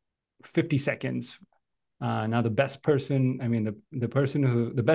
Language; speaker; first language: English; non-native, local second language; Malayalam